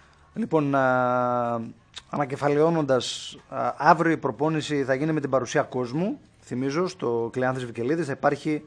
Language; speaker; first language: Greek; native; Greek